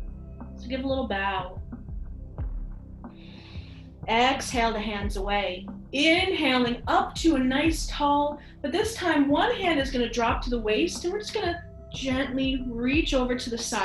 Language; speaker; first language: English; native; English